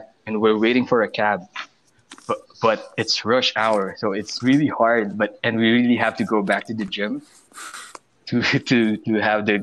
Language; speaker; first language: English; non-native, local second language; Filipino